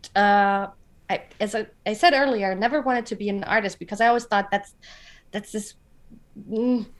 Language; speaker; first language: English; non-native, fluent; German